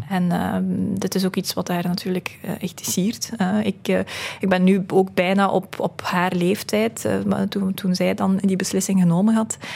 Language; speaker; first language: Dutch; early bilingual, other home language; Russian